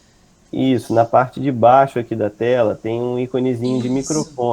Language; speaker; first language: Portuguese; native; Portuguese